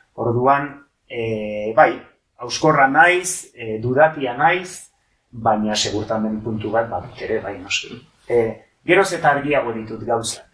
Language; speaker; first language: Basque; non-native, local second language; French